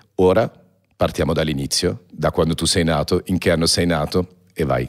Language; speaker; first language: Italian; early bilingual, heritage; Italian